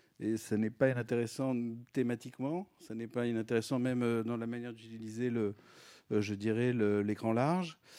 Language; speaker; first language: French; native; French